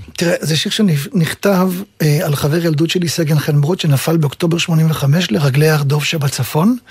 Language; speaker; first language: Hebrew; early bilingual, other home language; Arabic